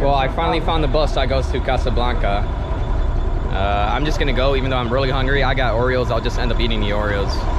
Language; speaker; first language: English; native; English